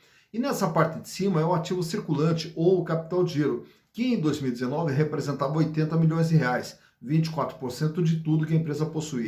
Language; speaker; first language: Portuguese; native; Portuguese